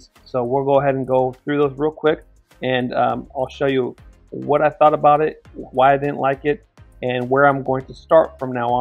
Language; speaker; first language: English; native; English